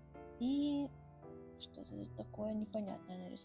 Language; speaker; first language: Russian; native; Russian